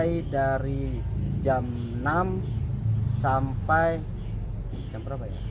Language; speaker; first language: Indonesian; non-native, local second language; Javanese